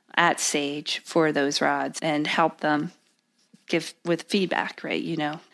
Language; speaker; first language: English; native; English